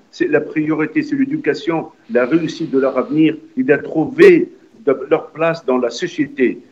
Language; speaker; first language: French; non-native, local second language; Arabic